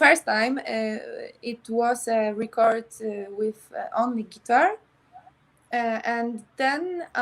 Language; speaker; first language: English; non-native, learner; Polish